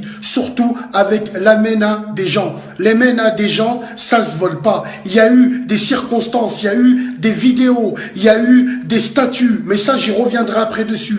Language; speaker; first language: French; native; French